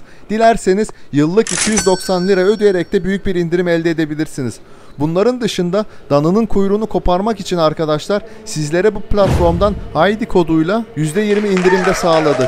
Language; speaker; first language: Turkish; native; Turkish